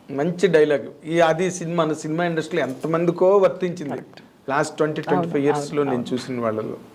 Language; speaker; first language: Telugu; native; Telugu